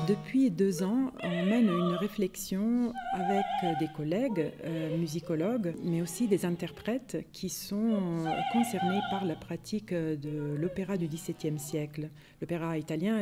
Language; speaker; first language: French; native; French